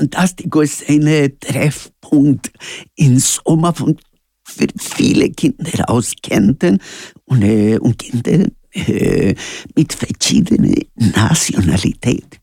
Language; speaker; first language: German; non-native, learner; Spanish